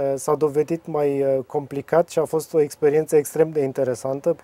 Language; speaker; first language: Romanian; native; Romanian